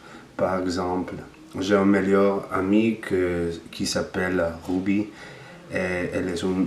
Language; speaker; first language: French; non-native, learner; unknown